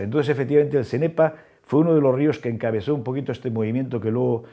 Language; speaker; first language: Spanish; native; Spanish